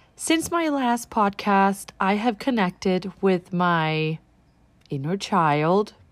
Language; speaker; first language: English; non-native, fluent; Danish